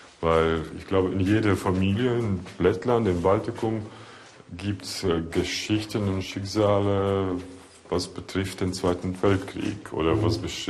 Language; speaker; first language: German; non-native, fluent; Latvian